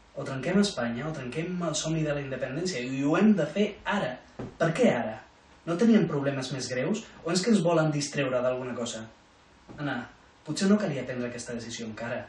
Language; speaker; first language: Catalan; non-native, local second language; Spanish